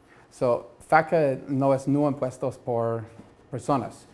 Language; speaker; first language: Spanish; non-native, learner; English